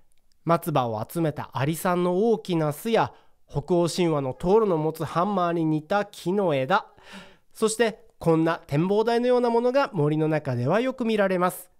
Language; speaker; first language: Japanese; native; Japanese